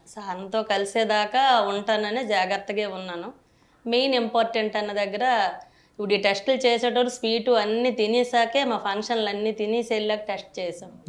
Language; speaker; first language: Telugu; native; Telugu